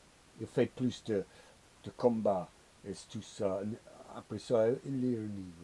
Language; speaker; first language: French; non-native, learner; English